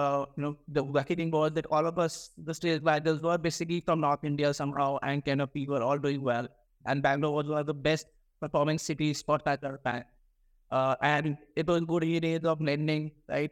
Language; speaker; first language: English; non-native, local second language; Hindi